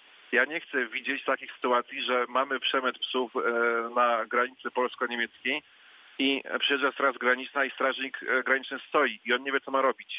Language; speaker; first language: Polish; native; Polish